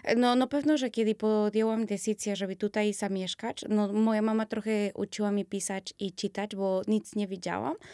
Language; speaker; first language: Polish; early bilingual, heritage; Spanish